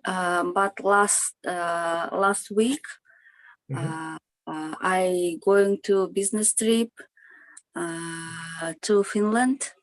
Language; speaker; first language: English; non-native, learner; Kyrgyz